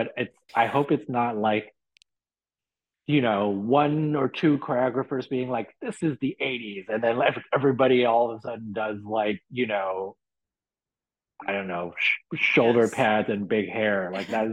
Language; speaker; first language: English; non-native, local second language; Cantonese